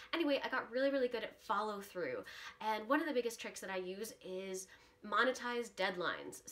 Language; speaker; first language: English; early bilingual, other home language; Russian